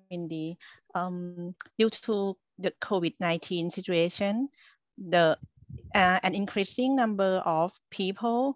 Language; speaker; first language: English; non-native, learner; Thai